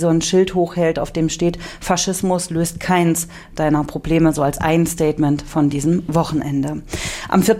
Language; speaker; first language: German; native; German